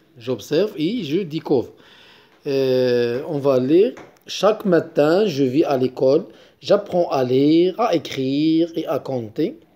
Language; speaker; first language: French; non-native, local second language; Arabic